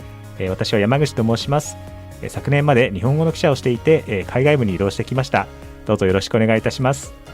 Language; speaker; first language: Japanese; native; Japanese